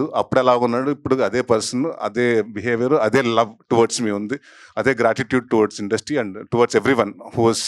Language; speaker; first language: Telugu; native; Telugu